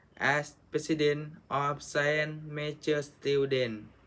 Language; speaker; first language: English; non-native, learner; Thai